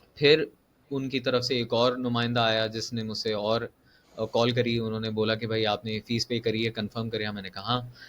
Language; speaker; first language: Urdu; native; Urdu